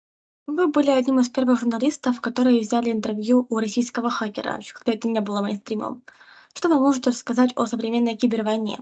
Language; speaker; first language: Russian; native; Russian